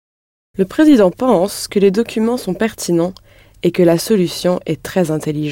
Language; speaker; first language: French; non-native, learner; English